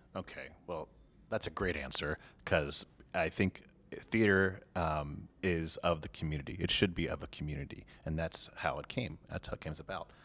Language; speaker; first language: English; native; English